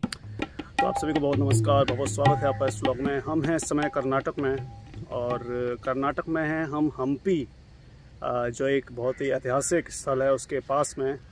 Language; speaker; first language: Hindi; native; Hindi